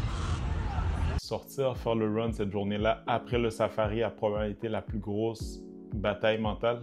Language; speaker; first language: French; native; French